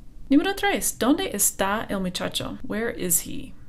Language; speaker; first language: Spanish; non-native, fluent; English